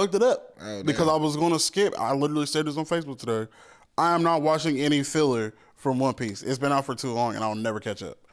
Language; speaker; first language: English; native; English